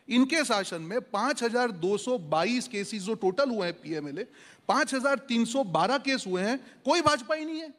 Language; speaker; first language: Hindi; non-native, local second language; Gujarati